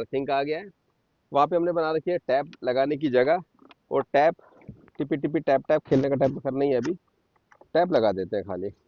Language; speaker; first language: Hindi; native; Hindi